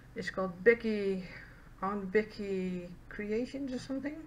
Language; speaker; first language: English; non-native, fluent; Dutch